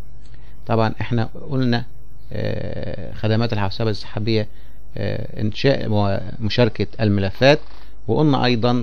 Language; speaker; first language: Arabic; native; Arabic